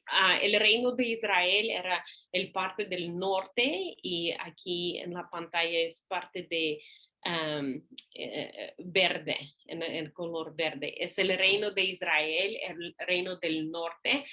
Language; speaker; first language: Spanish; non-native, fluent; English